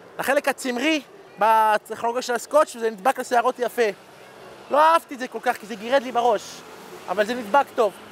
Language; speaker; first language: Hebrew; early bilingual, other home language; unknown